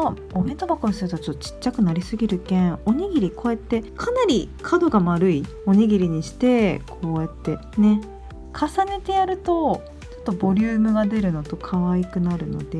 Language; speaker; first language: Japanese; native; Japanese